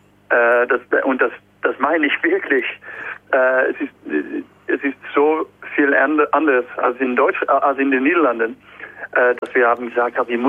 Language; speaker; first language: German; non-native, learner; Dutch